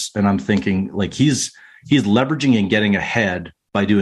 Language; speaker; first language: English; native; English